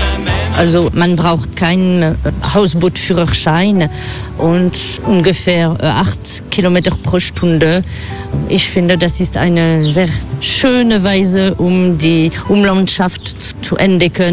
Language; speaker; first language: German; non-native, fluent; French